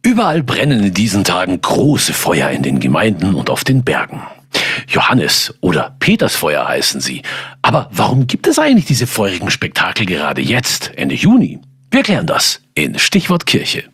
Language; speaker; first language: German; native; German